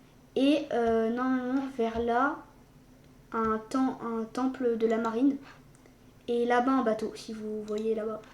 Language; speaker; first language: French; native; French